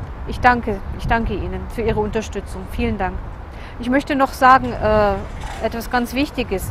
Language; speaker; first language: German; non-native, fluent; Russian